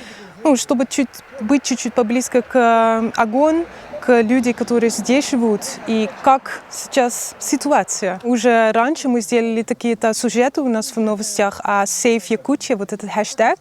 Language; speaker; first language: Russian; non-native, learner; Dutch